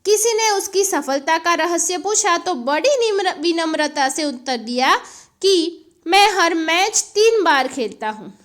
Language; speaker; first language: Hindi; non-native, local second language; Gujarati